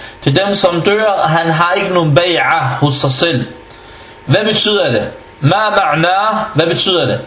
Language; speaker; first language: Danish; non-native, fluent; Arabic